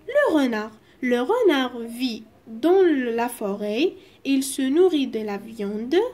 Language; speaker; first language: French; non-native, local second language; Arabic